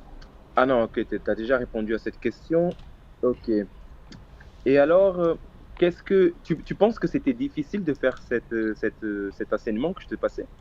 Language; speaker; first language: French; non-native, fluent; Portuguese